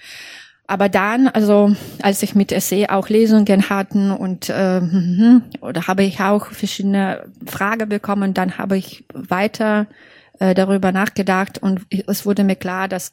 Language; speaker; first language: German; non-native, fluent; Russian